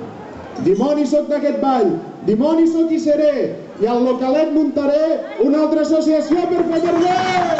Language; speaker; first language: Catalan; native; Catalan